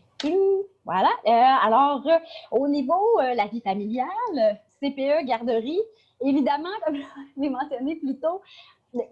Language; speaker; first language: French; native; French